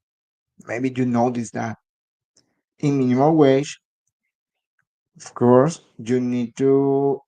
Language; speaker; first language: English; non-native, learner; Spanish